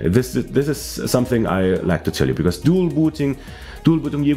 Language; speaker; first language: English; non-native, fluent; German